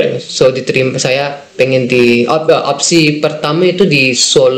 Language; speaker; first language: Indonesian; non-native, fluent; Dutch